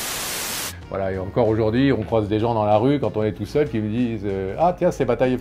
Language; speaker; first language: French; native; French